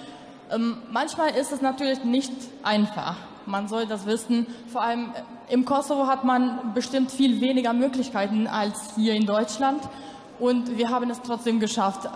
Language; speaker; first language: German; non-native, local second language; Albanian